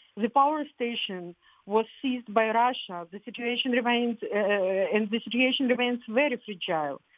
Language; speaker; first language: English; non-native, fluent; Ukrainian